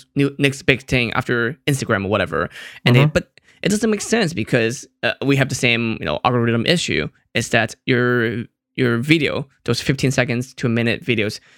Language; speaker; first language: English; non-native, local second language; Cantonese